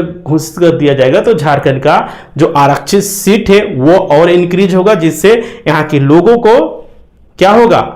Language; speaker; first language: Hindi; native; Hindi